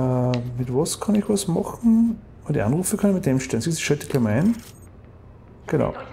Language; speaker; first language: German; native; German